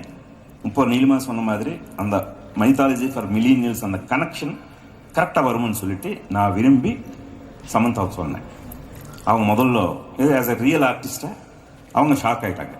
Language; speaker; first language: Tamil; non-native, fluent; Telugu